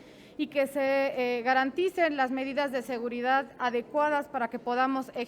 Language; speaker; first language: Spanish; native; Spanish